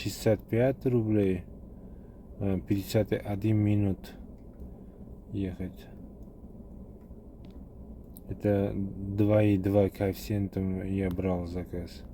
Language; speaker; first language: Russian; non-native, fluent; Uzbek